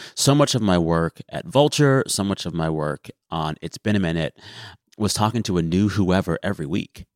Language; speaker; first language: English; native; English